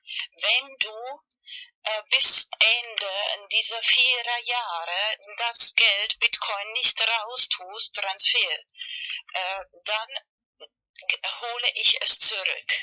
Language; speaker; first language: German; non-native, learner; Spanish